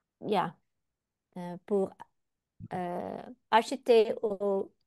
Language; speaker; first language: French; non-native, learner; Dutch